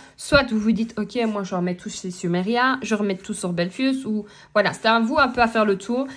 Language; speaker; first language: French; native; French